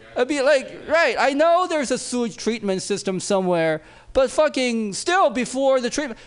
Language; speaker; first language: English; non-native, fluent; Chinese